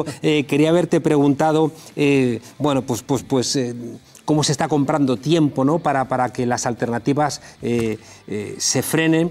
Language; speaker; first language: Spanish; native; Spanish